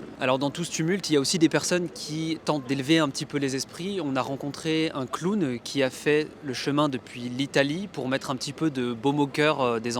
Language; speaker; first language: French; native; French